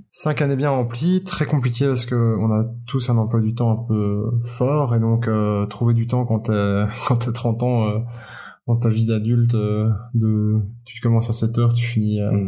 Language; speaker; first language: French; native; French